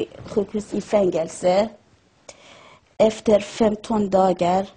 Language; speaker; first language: Swedish; non-native, learner; Persian